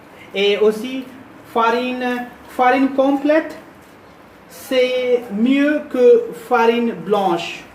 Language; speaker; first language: French; non-native, fluent; Hindi